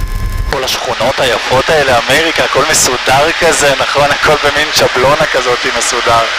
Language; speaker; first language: Hebrew; native; Hebrew